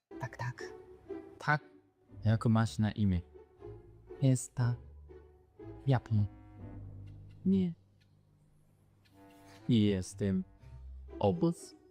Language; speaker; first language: Polish; non-native, learner; Japanese